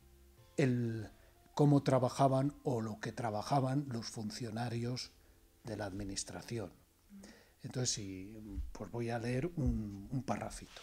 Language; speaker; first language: Spanish; native; Spanish